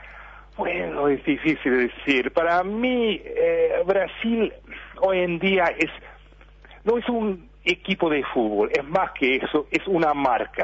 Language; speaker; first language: Spanish; early bilingual, heritage; Spanish